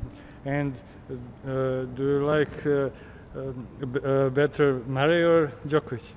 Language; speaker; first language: English; non-native, learner; Serbian